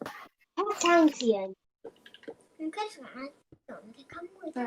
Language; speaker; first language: Welsh; non-native, local second language; English